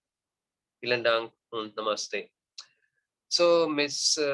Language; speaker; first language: German; non-native, learner; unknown